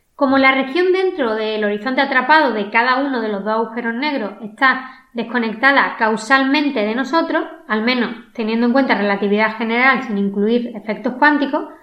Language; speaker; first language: Spanish; native; Spanish